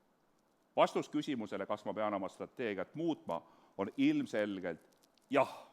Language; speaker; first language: Estonian; native; Estonian